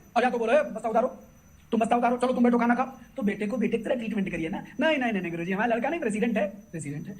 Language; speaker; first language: Hindi; native; Hindi